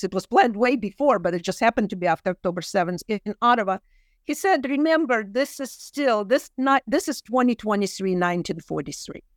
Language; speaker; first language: English; non-native, fluent; Russian